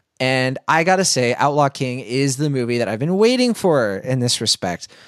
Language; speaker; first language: English; native; English